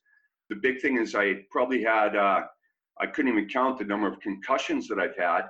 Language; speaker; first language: English; native; English